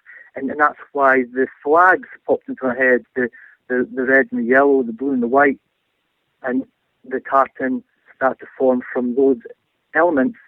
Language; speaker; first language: English; native; English